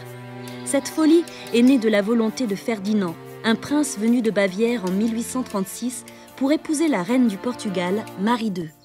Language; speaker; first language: French; native; French